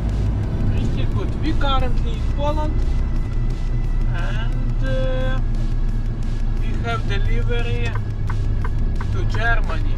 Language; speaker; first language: English; non-native, learner; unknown